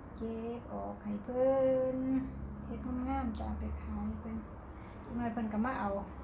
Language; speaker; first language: Thai; native; Thai